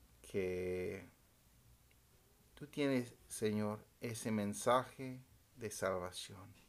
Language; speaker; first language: Spanish; non-native, fluent; English